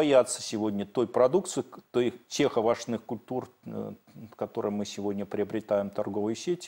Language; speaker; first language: Russian; native; Russian